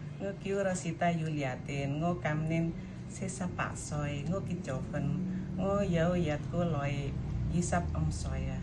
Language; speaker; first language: Cantonese; non-native, learner; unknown